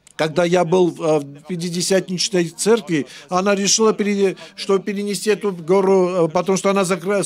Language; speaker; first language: Russian; non-native, local second language; Armenian